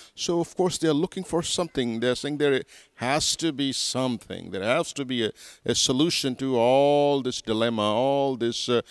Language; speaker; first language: English; non-native, local second language; Urdu